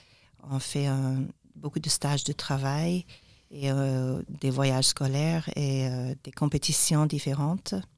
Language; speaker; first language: French; non-native, learner; English